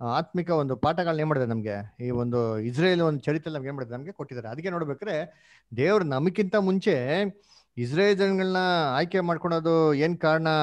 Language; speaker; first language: Kannada; native; Kannada